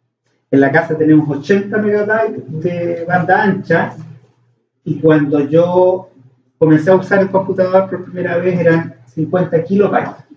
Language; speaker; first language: Spanish; native; Spanish